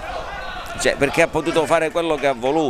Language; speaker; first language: Italian; native; Italian